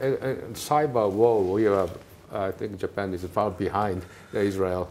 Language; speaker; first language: English; non-native, fluent; Japanese